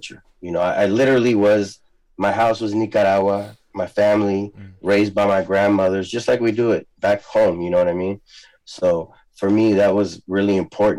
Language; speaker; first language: English; early bilingual, other home language; Spanish